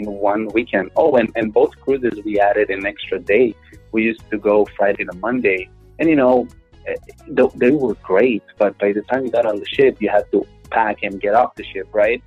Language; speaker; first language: English; non-native, fluent; Hebrew